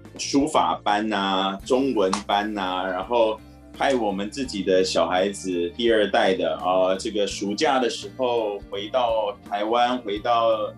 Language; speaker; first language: Chinese; native; Chinese